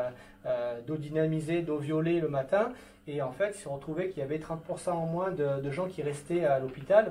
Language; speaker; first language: French; native; French